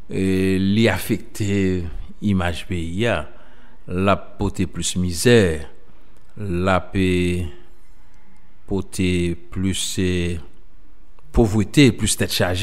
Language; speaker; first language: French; non-native, local second language; Haitian Creole